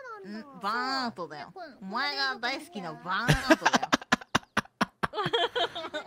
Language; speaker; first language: Japanese; native; Japanese